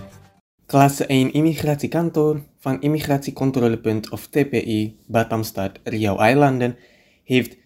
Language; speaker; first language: Dutch; non-native, fluent; Indonesian